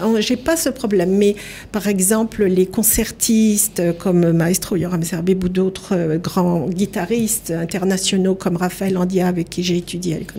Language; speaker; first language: French; native; French